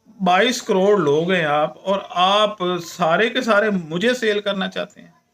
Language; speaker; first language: Urdu; non-native, local second language; Punjabi